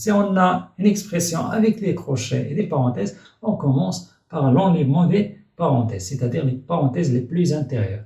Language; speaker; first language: French; non-native, local second language; Arabic